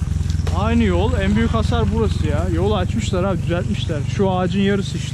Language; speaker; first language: Turkish; native; Turkish